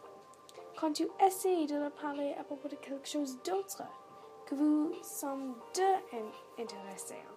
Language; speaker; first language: French; non-native, learner; English